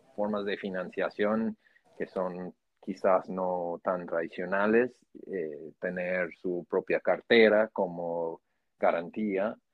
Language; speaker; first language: Spanish; non-native, fluent; English